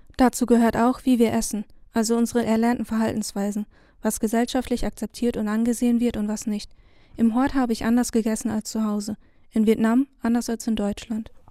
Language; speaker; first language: German; early bilingual, other home language; Vietnamese